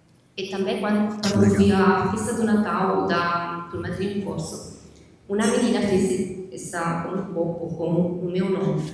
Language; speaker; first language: Portuguese; non-native, fluent; Italian